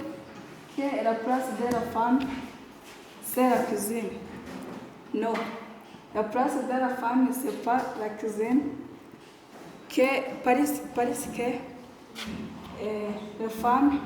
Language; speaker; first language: French; non-native, learner; Kinyarwanda